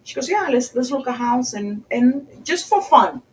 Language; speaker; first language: English; early bilingual, other home language; Spanish